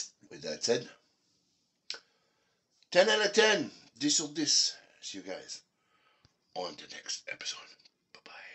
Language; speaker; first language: English; early bilingual, other home language; French